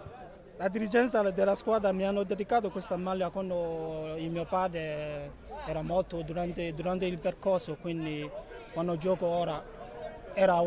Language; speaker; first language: Italian; non-native, fluent; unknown